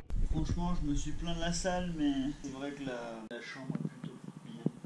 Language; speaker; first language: French; native; French